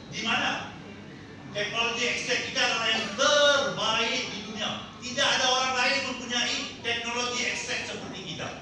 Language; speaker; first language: Indonesian; non-native, fluent; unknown